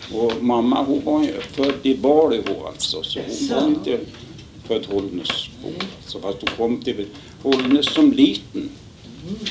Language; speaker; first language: Swedish; native; Swedish